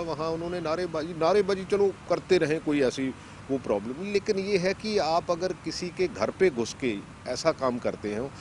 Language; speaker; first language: Hindi; non-native, local second language; Punjabi